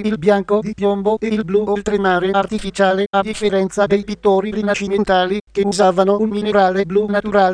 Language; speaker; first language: Italian; native; Italian